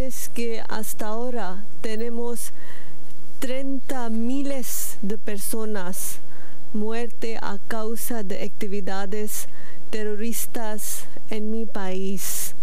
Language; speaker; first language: Spanish; non-native, learner; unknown